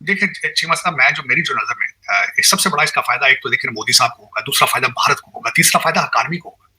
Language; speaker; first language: Urdu; non-native, local second language; Punjabi